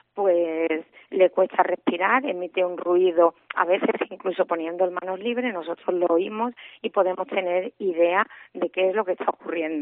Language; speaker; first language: Spanish; native; Spanish